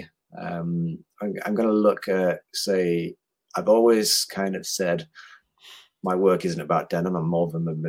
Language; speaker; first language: English; native; English